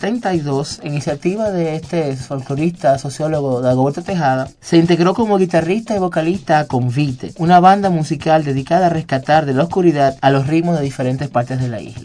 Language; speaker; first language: Spanish; native; Spanish